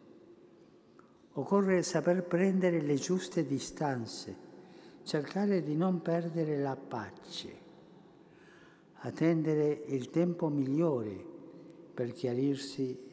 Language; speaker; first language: Italian; early bilingual, heritage; Spanish